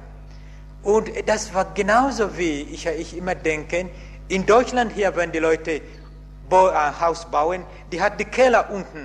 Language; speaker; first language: German; non-native, learner; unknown